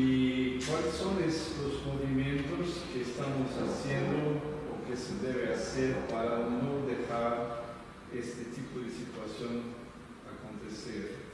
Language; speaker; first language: Spanish; non-native, fluent; Portuguese